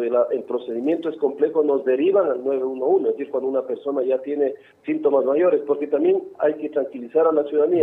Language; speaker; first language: Spanish; native; Spanish